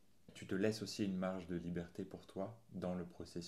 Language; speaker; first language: French; native; French